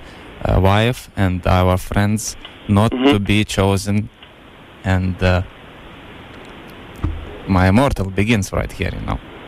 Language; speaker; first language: English; non-native, learner; Lithuanian